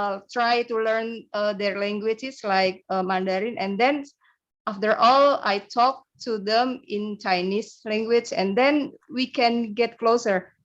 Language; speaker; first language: English; non-native, learner; Indonesian